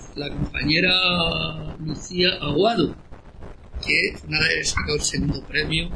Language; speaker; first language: Spanish; native; Spanish